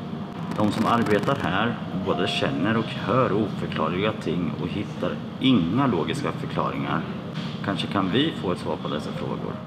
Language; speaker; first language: Swedish; native; Swedish